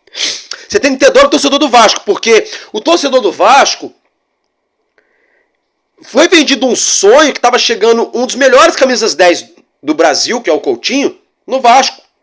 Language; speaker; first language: Portuguese; native; Portuguese